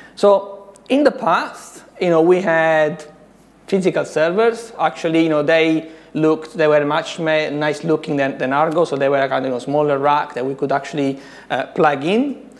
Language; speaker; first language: English; non-native, fluent; Italian